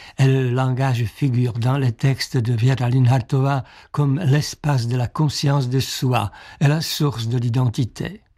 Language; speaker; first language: French; non-native, fluent; Czech